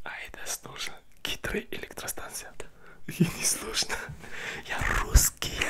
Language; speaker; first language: Russian; non-native, learner; French